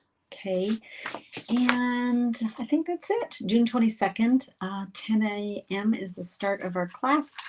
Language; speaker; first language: English; native; English